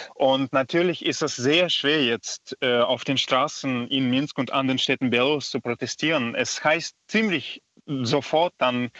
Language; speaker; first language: German; non-native, fluent; Belarusian